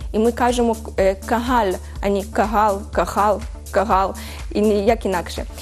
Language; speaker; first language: Ukrainian; early bilingual, heritage; Ukrainian